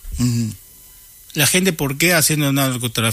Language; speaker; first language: Spanish; non-native, learner; Chinese